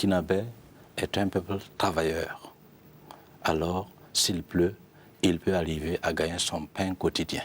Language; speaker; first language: French; non-native, local second language; Mossi